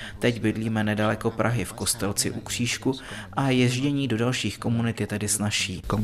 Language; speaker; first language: Czech; non-native, fluent; Vietnamese